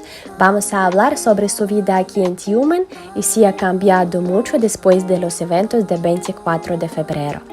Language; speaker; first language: Spanish; non-native, fluent; Russian